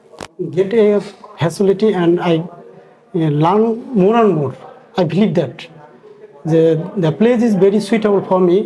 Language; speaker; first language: English; non-native, learner; Bangla